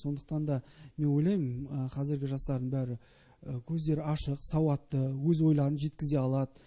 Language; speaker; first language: Kazakh; native; Kazakh